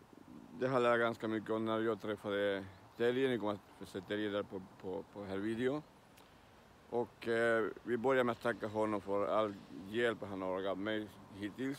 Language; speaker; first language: Swedish; non-native, learner; Spanish